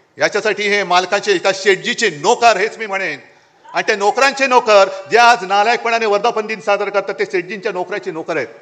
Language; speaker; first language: Marathi; native; Marathi